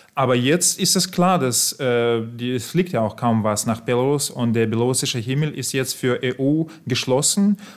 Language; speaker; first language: German; non-native, fluent; Belarusian